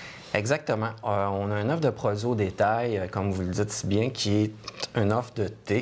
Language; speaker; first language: French; native; French